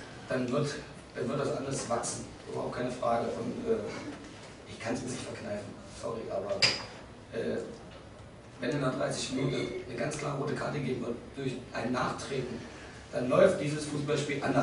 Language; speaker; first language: German; native; German